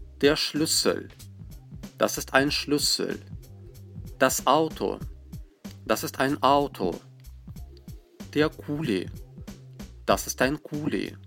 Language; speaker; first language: German; non-native, fluent; Russian